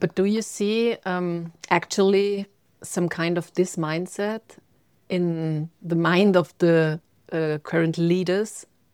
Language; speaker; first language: English; non-native, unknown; German